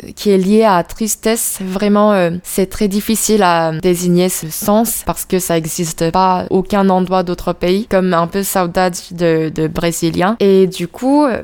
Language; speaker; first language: French; non-native, fluent; Korean